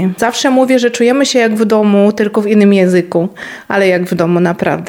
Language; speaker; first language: Polish; non-native, fluent; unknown